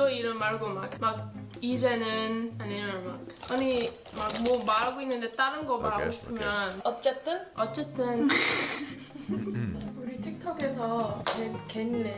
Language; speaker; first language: Korean; early bilingual, heritage; English